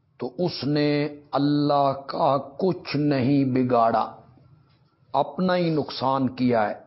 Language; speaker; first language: Urdu; non-native, local second language; Punjabi